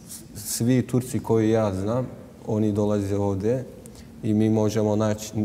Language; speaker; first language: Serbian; non-native, learner; Turkish